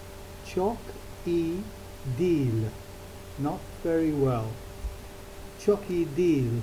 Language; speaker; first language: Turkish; non-native, learner; English